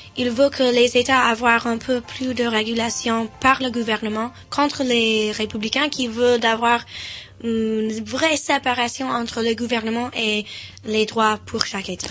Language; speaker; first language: French; non-native, fluent; English